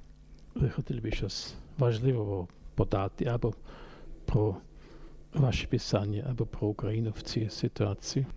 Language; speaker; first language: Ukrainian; non-native, fluent; German